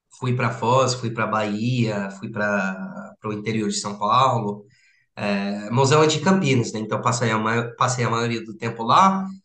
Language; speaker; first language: Portuguese; non-native, fluent; English